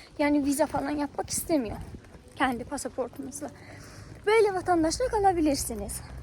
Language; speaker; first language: Turkish; non-native, fluent; Persian